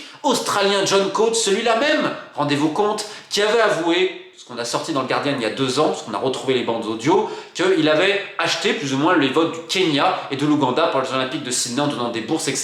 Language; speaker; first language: French; native; French